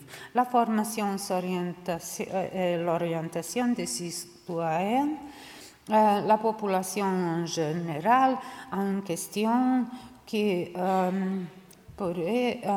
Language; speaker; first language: French; non-native, learner; Serbian